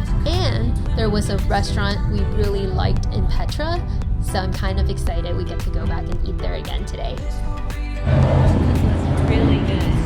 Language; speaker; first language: English; native; English